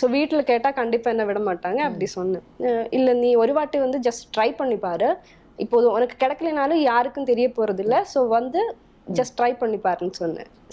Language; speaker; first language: Tamil; non-native, local second language; Malayalam